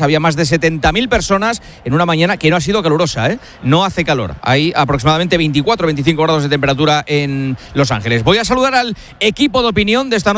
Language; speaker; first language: Spanish; native; Spanish